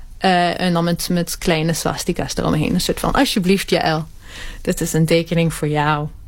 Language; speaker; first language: Dutch; early bilingual, other home language; Hebrew